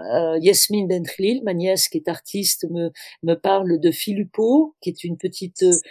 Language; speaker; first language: French; native; French